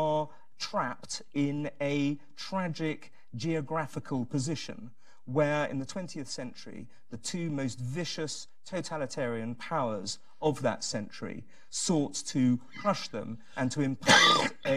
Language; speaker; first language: English; native; English